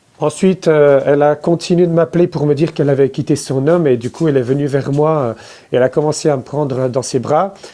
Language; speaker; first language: French; native; French